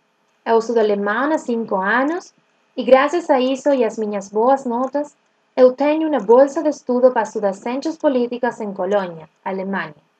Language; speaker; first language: Portuguese; non-native, learner; Spanish